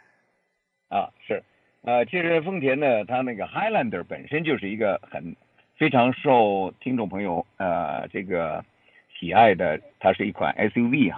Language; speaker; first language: Chinese; native; Chinese